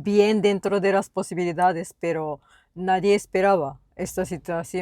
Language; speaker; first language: Spanish; non-native, learner; Japanese